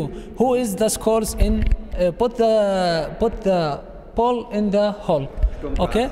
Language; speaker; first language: English; non-native, learner; Arabic